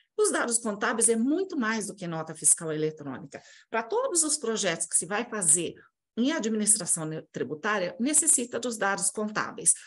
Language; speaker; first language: Portuguese; native; Portuguese